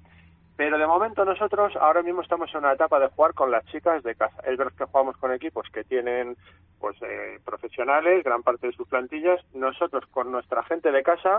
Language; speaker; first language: Spanish; native; Spanish